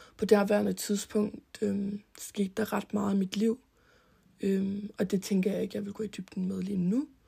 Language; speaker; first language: Danish; early bilingual, heritage; Danish